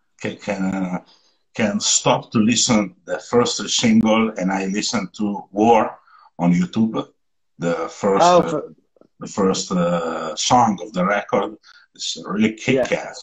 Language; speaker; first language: English; non-native, learner; Italian